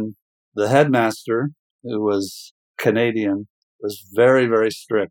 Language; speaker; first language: English; native; English